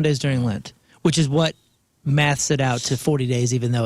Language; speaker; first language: English; native; English